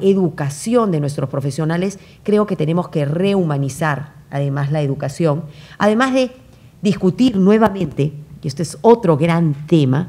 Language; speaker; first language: Spanish; native; Spanish